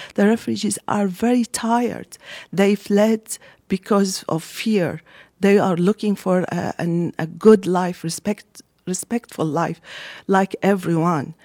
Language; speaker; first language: English; non-native, fluent; Arabic